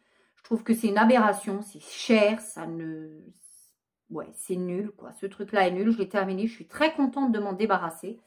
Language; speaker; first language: French; native; French